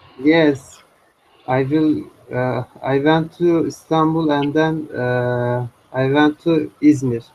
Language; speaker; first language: English; non-native, learner; Turkish